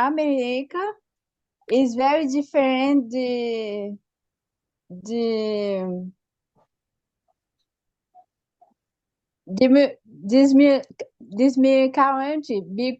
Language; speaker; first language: English; non-native, learner; Haitian Creole